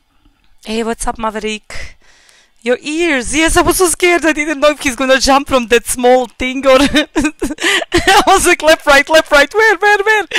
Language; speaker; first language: English; non-native, fluent; Croatian